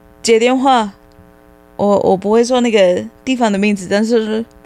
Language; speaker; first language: Chinese; non-native, fluent; English